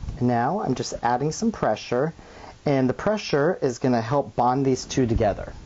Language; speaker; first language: English; native; English